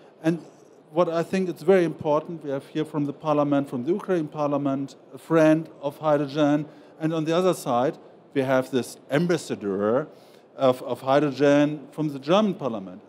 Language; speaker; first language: English; non-native, fluent; German